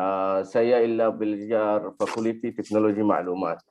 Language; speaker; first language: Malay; non-native, learner; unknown